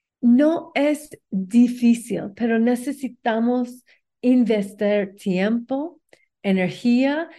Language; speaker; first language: Spanish; non-native, learner; English